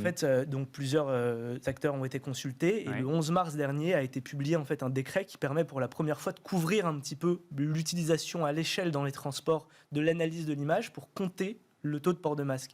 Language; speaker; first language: French; native; French